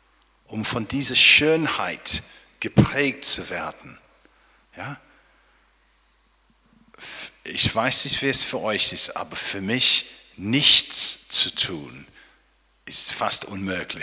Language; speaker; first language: German; non-native, fluent; English